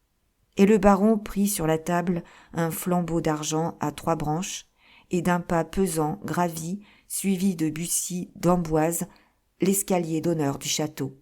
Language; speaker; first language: French; native; French